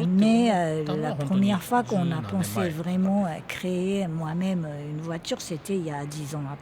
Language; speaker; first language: French; non-native, fluent; Japanese